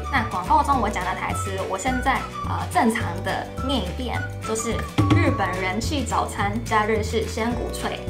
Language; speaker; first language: Chinese; non-native, fluent; Japanese